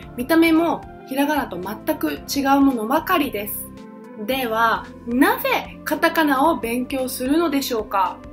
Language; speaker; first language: Japanese; native; Japanese